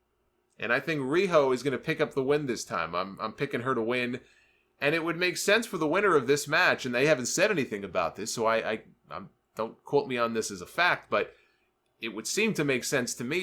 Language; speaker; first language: English; native; English